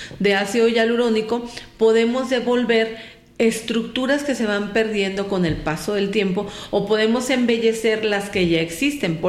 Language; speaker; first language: Spanish; native; Spanish